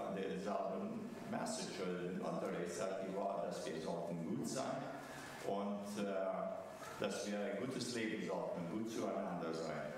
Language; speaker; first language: German; early bilingual, heritage; German